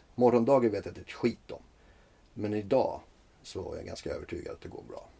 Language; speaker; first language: Swedish; early bilingual, other home language; Finnish